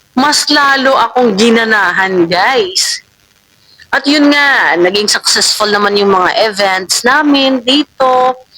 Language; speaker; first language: Filipino; non-native, local second language; Waray